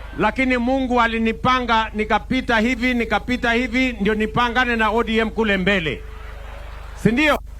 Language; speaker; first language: Swahili; non-native, local second language; Kalenjin